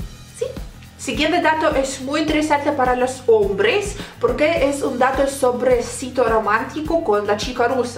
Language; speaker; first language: Spanish; non-native, learner; Russian